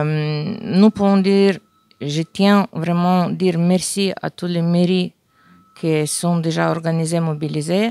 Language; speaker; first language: French; non-native, fluent; Ukrainian